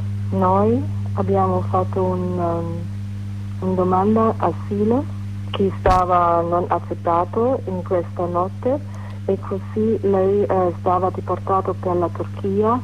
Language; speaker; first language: Italian; non-native, fluent; German